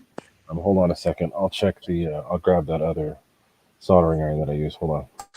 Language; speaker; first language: English; native; English